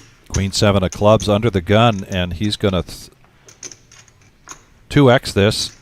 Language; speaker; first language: English; native; English